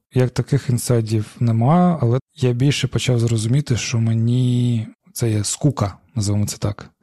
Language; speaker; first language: Ukrainian; non-native, local second language; Crimean Tatar